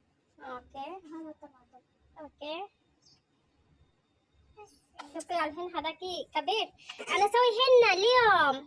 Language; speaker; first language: Arabic; non-native, learner; Bangla